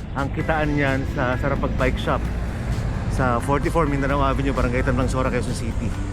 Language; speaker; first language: Filipino; native; Filipino